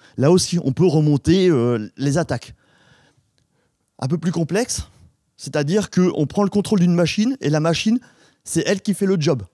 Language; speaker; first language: French; native; French